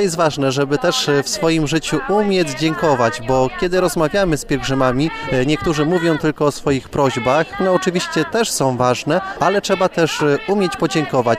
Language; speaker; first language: Polish; native; Polish